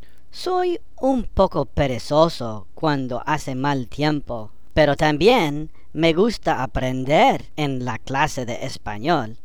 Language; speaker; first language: Spanish; non-native, learner; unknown